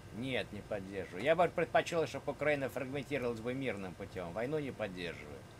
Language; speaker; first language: Russian; native; Russian